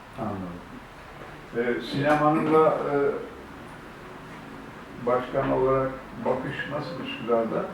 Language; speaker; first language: Turkish; native; Turkish